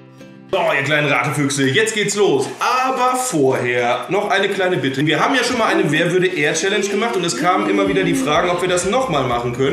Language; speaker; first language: German; native; German